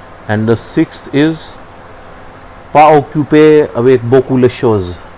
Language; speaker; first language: French; non-native, learner; Hindi